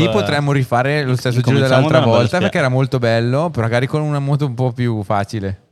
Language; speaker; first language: Italian; native; Italian